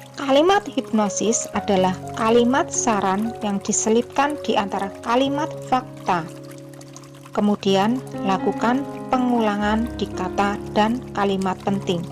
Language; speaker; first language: Indonesian; native; Indonesian